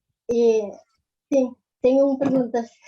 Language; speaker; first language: Portuguese; non-native, local second language; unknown